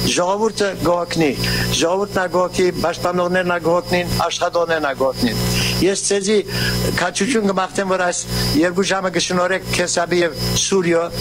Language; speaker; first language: Armenian; early bilingual, heritage; Armenian